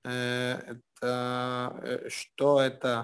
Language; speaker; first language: Russian; non-native, learner; Spanish